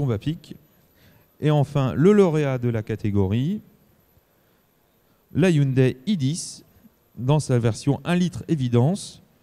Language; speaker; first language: French; native; French